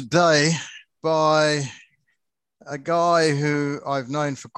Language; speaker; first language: English; native; English